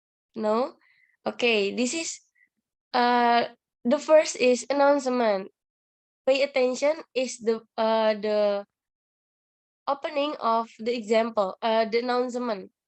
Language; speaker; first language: English; non-native, learner; Indonesian